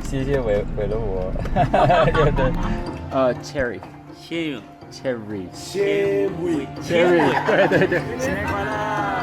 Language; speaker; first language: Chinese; non-native, learner; English